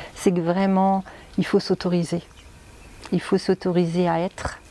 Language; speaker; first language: French; native; French